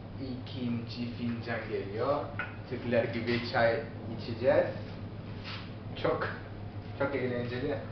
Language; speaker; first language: Turkish; non-native, learner; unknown